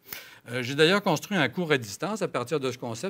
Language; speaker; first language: French; native; French